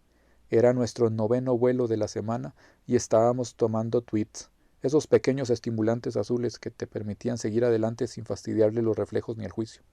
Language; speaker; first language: Spanish; native; Spanish